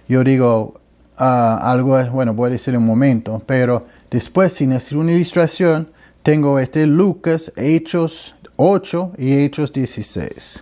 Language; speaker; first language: Spanish; non-native, learner; English